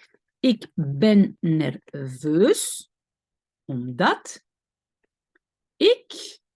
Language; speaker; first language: Dutch; non-native, fluent; French